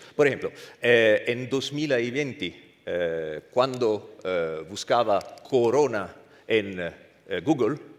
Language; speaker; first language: Spanish; non-native, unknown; Italian